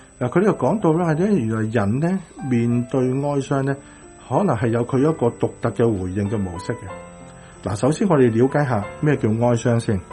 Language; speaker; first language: Chinese; non-native, local second language; Cantonese